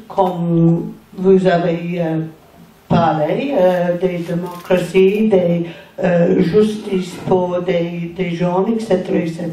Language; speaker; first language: French; non-native, learner; English